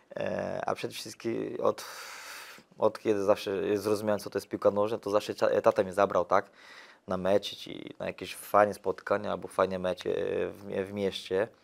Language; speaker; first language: Polish; non-native, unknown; Portuguese